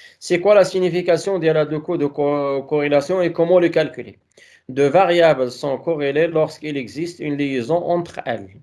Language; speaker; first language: French; non-native, local second language; Arabic